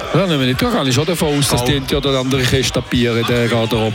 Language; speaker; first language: German; native; German